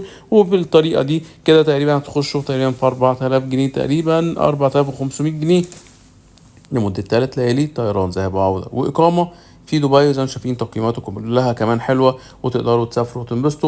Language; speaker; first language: Arabic; native; Arabic